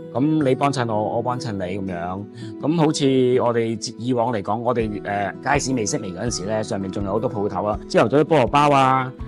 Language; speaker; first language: Cantonese; native; Cantonese